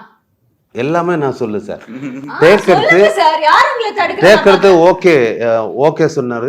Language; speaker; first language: Tamil; non-native, learner; Malayalam